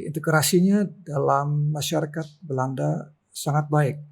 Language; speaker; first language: Indonesian; non-native, local second language; Dutch